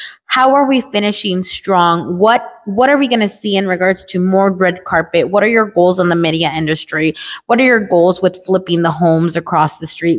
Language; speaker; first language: English; early bilingual, other home language; Spanish